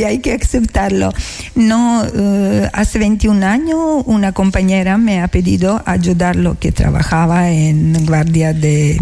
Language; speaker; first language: Spanish; non-native, learner; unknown